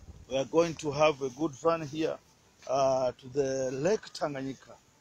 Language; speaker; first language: English; non-native, local second language; Swahili